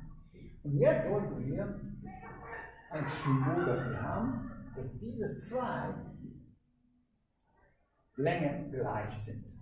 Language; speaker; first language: German; non-native, fluent; Hungarian